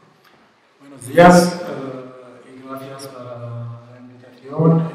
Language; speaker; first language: Spanish; non-native, learner; Arabic